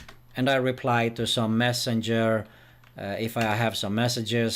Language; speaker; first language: English; non-native, fluent; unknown